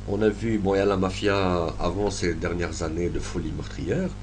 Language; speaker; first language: French; non-native, local second language; Arabic